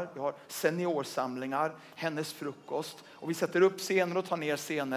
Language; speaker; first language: Swedish; native; Swedish